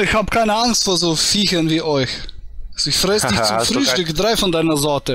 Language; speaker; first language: German; native; German